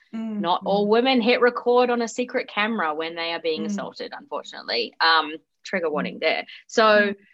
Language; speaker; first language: English; native; English